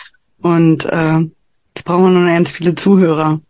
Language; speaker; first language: German; native; German